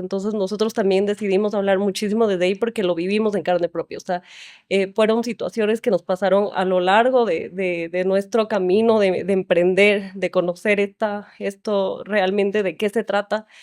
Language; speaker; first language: Spanish; native; Spanish